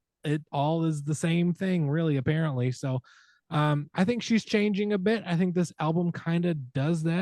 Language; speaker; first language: English; native; English